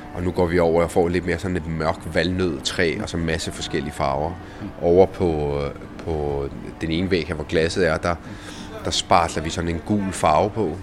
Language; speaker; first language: Danish; early bilingual, other home language; Italian